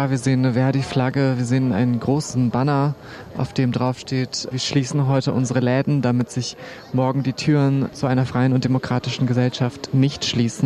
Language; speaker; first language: German; native; German